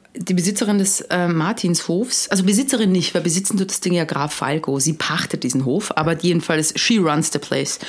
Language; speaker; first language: German; native; German